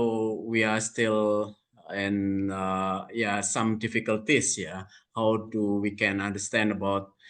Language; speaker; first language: English; non-native, fluent; Indonesian